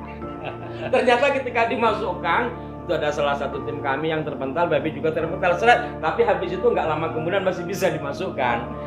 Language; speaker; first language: Indonesian; native; Indonesian